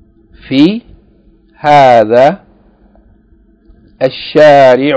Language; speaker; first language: Arabic; non-native, fluent; English